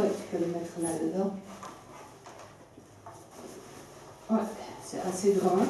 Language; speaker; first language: French; non-native, fluent; Dutch